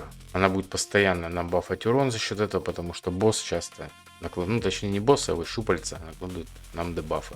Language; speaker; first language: Russian; native; Russian